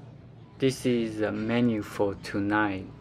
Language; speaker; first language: English; non-native, learner; Japanese